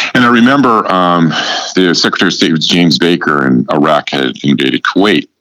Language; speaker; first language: English; native; English